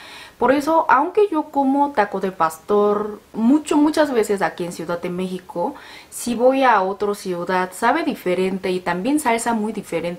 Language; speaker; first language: Spanish; non-native, learner; Korean